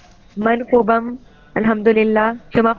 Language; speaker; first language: Persian; non-native, learner; Urdu